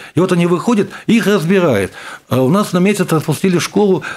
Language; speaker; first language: Russian; native; Russian